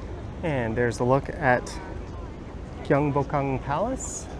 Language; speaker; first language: English; native; English